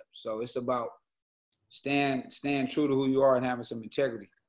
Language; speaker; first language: English; native; English